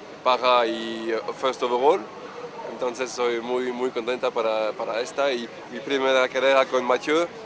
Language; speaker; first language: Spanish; non-native, learner; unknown